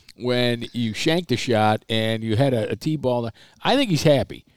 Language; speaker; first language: English; native; English